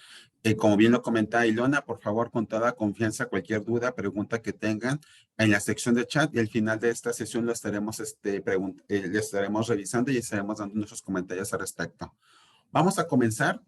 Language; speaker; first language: Spanish; native; Spanish